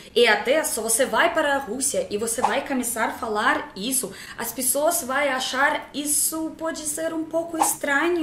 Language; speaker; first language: Portuguese; non-native, fluent; Russian